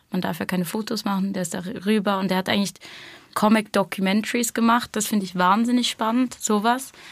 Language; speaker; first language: German; non-native, fluent; English